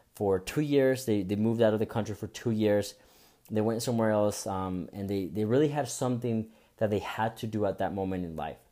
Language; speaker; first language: English; early bilingual, other home language; Spanish